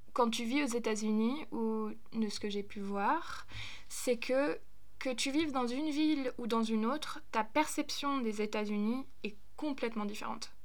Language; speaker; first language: French; non-native, fluent; German